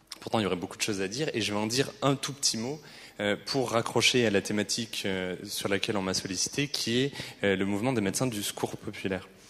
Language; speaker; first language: French; native; French